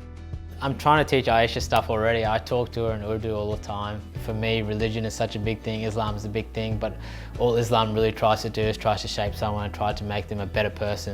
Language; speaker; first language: English; early bilingual, other home language; Urdu